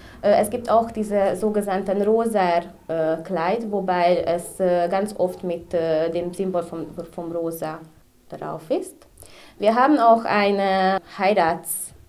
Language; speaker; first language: German; non-native, local second language; Hungarian